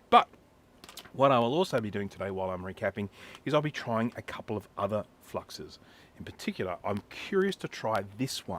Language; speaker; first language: English; native; English